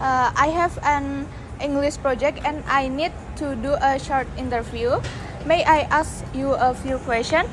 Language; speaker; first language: English; non-native, learner; Indonesian